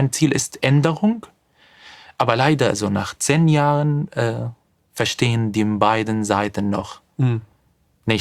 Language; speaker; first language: German; non-native, fluent; Arabic